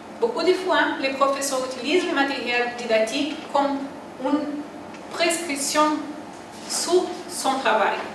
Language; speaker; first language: French; non-native, learner; Portuguese